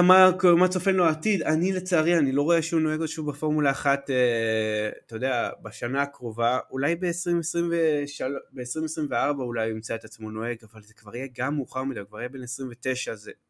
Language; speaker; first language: Hebrew; native; Hebrew